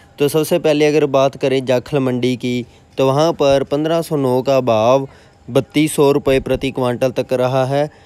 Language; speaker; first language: Hindi; non-native, local second language; Punjabi